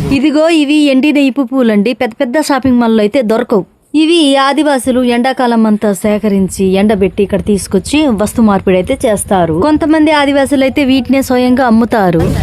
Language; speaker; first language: Telugu; non-native, local second language; Koya